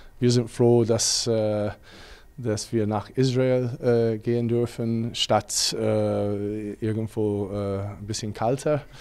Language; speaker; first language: German; non-native, fluent; English